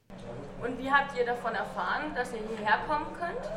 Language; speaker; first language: German; native; German